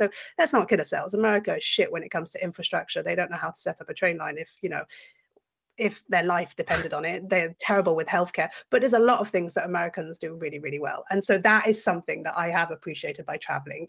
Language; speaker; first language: English; non-native, fluent; French